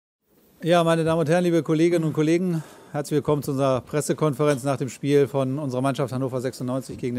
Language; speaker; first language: German; native; German